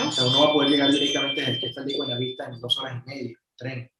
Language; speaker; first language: Spanish; native; Spanish